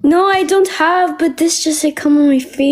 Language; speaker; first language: English; non-native, learner; Amharic